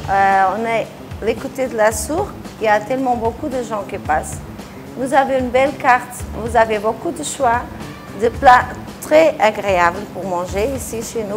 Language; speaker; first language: French; non-native, fluent; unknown